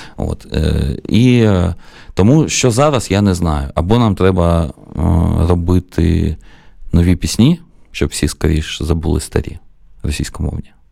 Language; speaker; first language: Ukrainian; non-native, local second language; Russian